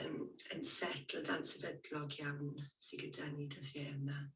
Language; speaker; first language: Welsh; native; Welsh